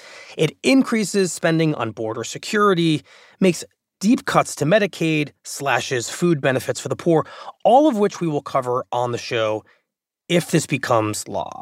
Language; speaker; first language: English; native; English